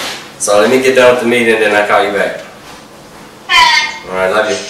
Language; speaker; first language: English; native; English